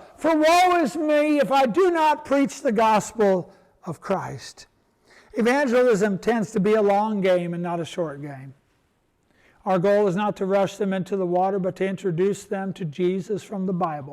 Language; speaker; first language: English; native; English